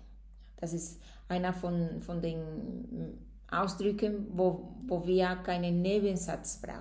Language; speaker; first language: German; non-native, fluent; Spanish